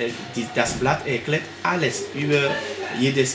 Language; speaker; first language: German; non-native, fluent; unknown